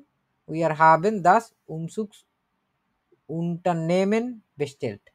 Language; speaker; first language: German; non-native, fluent; Bangla